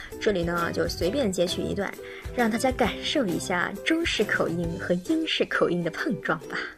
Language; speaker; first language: Chinese; native; Chinese